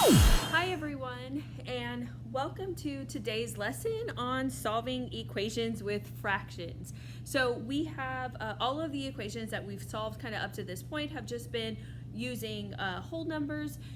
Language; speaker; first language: English; native; English